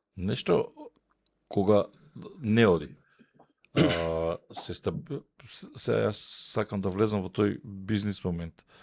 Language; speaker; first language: Macedonian; native; Macedonian